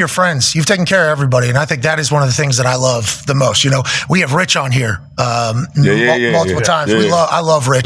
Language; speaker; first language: English; native; English